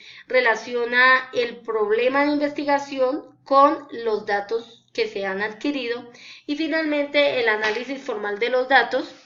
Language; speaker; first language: Spanish; native; Spanish